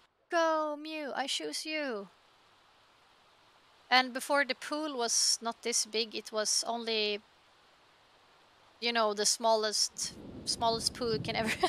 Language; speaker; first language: English; non-native, fluent; Swedish